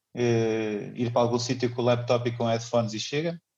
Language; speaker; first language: Portuguese; native; Portuguese